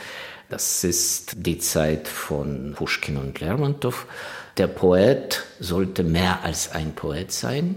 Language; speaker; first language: German; non-native, fluent; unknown